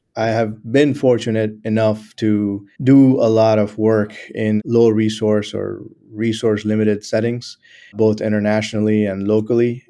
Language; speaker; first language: English; non-native, local second language; Gujarati